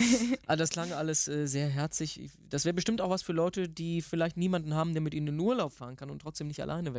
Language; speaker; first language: German; native; German